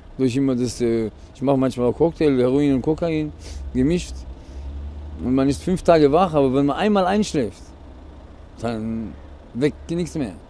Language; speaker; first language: German; non-native, fluent; Portuguese